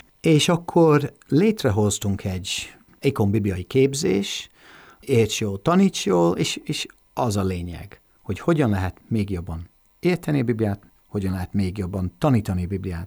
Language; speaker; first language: Hungarian; non-native, fluent; English